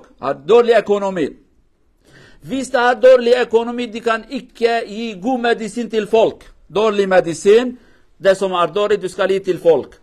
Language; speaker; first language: Norwegian; non-native, learner; Kurdish